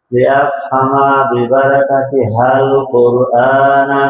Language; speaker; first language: Arabic; non-native, learner; Bangla